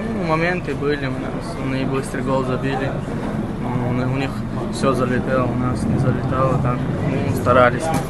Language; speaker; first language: Russian; non-native, local second language; Chechen